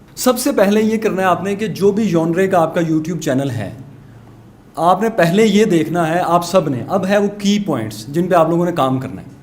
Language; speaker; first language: Urdu; non-native, local second language; Punjabi